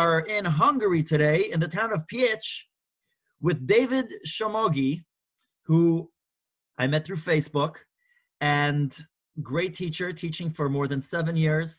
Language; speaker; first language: English; native; English